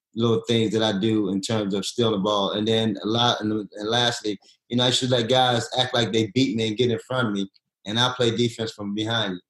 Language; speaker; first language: English; native; English